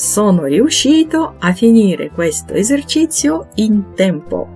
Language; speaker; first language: Italian; non-native, fluent; Ukrainian